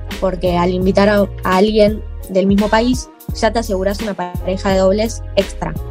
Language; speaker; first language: Spanish; native; Spanish